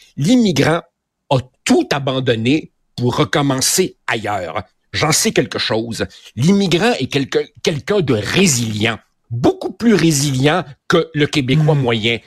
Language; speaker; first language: French; native; French